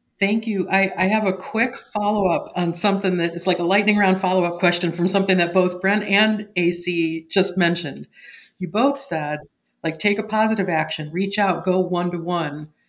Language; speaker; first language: English; native; English